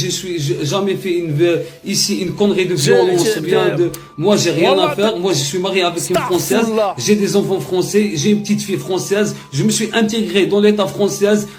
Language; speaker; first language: French; non-native, learner; Arabic